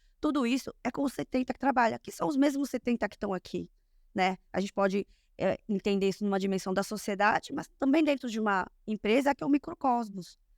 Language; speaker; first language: Portuguese; early bilingual, other home language; Korean